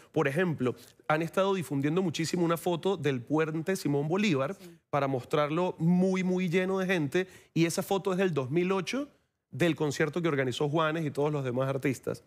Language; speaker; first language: Spanish; native; Spanish